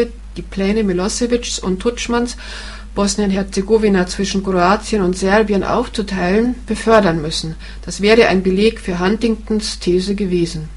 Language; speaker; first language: German; native; German